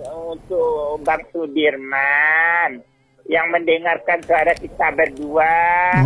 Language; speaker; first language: Indonesian; non-native, local second language; Minangkabau